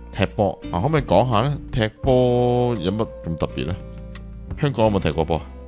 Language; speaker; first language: Cantonese; native; Cantonese